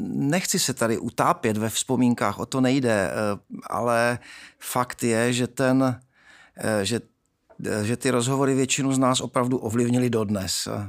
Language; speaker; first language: Czech; native; Czech